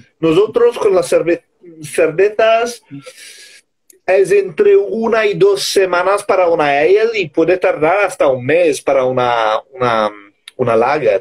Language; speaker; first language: Spanish; non-native, fluent; English